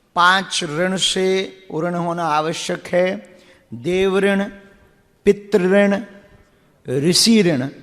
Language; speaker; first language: Hindi; native; Hindi